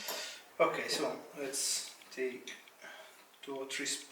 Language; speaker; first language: English; non-native, fluent; Italian